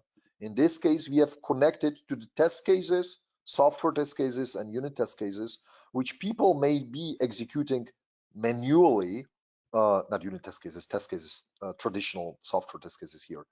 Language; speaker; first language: English; non-native, fluent; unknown